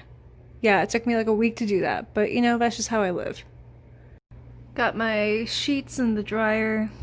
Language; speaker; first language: English; native; English